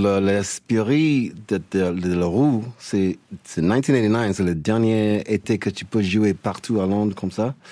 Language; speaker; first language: French; non-native, learner; English